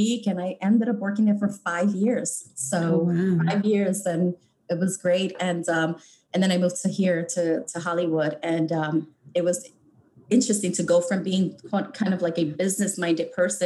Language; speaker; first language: English; native; English